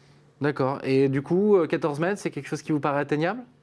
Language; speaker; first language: French; native; French